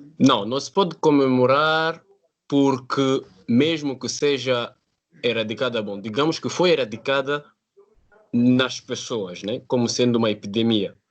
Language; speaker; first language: Portuguese; non-native, fluent; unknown